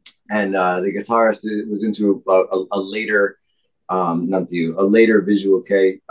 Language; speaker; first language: English; native; English